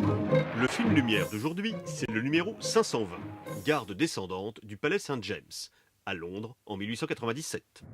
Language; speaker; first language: French; native; French